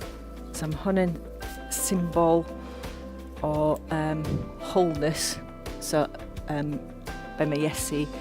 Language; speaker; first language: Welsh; non-native, local second language; English